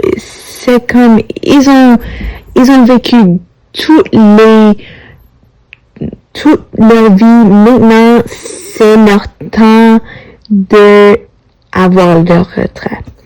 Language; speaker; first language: French; non-native, learner; English